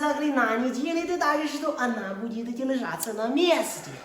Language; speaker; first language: Russian; non-native, learner; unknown